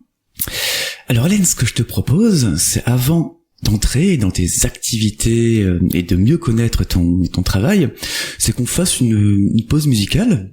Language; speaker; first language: French; native; French